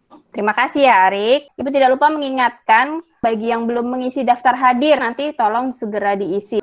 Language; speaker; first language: Indonesian; native; Indonesian